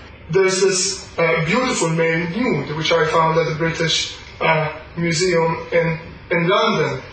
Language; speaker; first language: English; non-native, local second language; Maltese